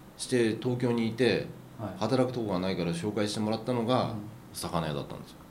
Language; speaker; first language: Japanese; native; Japanese